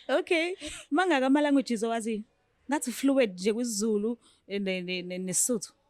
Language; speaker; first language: Zulu; native; Zulu